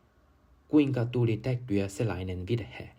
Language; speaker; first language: Finnish; non-native, learner; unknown